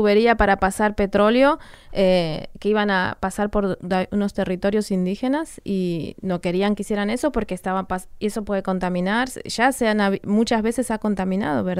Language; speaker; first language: Spanish; native; Spanish